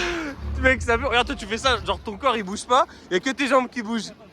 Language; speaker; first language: French; native; French